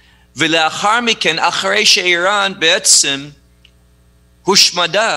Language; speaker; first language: Hebrew; non-native, fluent; English